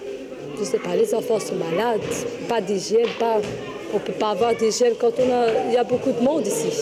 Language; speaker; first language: French; non-native, learner; Albanian